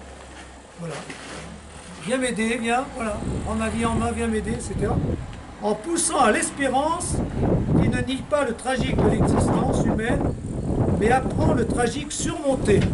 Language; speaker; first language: French; native; French